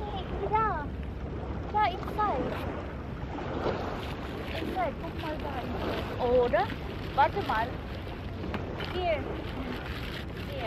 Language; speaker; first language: German; non-native, learner; Cebuano